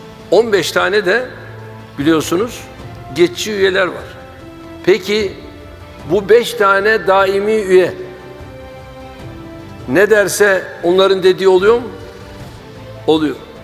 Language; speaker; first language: Turkish; native; Turkish